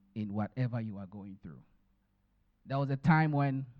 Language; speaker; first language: English; non-native, local second language; Akan